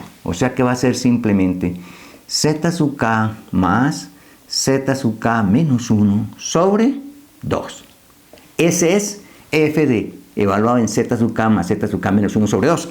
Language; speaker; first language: Spanish; native; Spanish